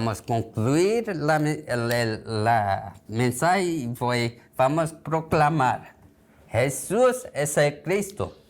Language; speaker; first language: Spanish; non-native, learner; Korean